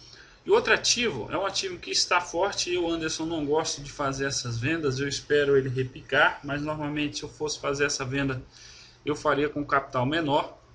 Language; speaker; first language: Portuguese; native; Portuguese